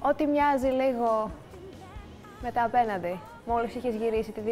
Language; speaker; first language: Greek; native; Greek